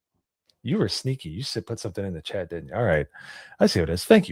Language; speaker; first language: English; native; English